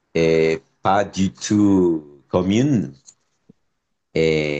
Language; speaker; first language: French; non-native, fluent; Spanish